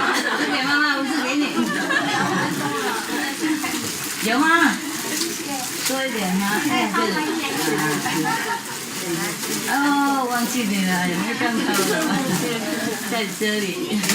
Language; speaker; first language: Chinese; non-native, fluent; Vietnamese